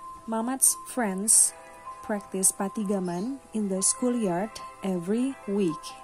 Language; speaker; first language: English; non-native, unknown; Indonesian